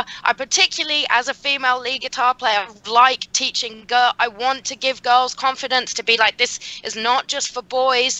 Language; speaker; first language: English; native; English